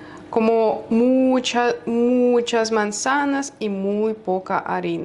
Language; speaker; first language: Spanish; non-native, learner; Russian